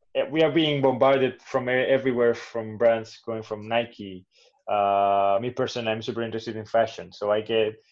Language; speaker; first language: English; non-native, fluent; Spanish